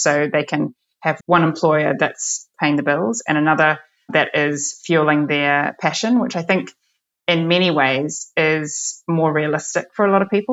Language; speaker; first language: English; native; English